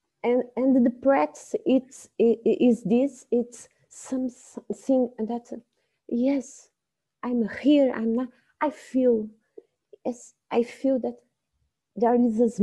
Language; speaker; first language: English; non-native, learner; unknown